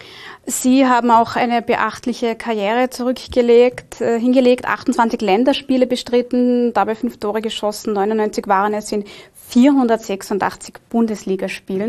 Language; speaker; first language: German; native; German